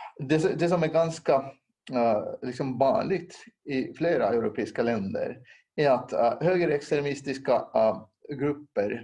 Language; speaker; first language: Swedish; non-native, local second language; Finnish